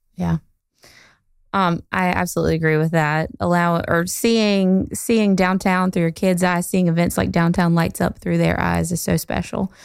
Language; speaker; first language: English; native; English